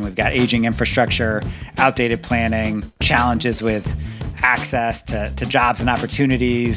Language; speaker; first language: English; native; English